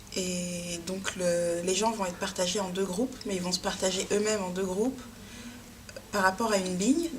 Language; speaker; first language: French; native; French